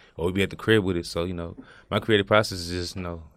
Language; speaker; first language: English; native; English